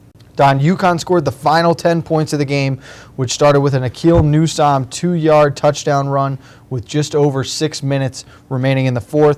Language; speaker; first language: English; native; English